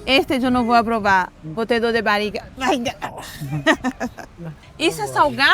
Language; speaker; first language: Portuguese; non-native, fluent; Spanish